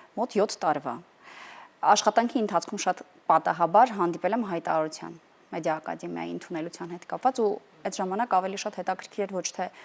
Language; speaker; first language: Armenian; native; Armenian